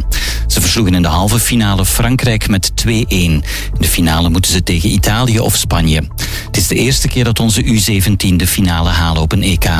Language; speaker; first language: Dutch; native; Dutch